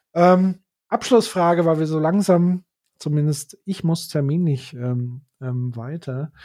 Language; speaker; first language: German; native; German